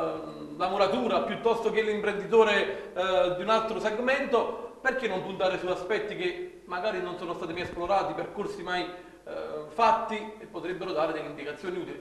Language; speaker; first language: Italian; native; Italian